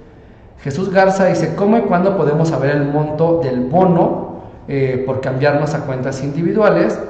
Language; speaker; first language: Spanish; native; Spanish